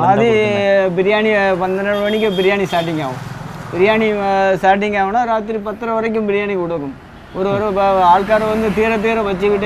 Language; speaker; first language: Malayalam; non-native, learner; Tamil